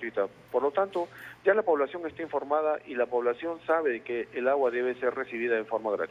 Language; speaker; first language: Spanish; native; Spanish